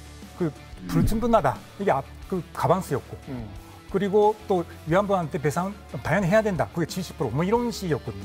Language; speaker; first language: Korean; non-native, fluent; Japanese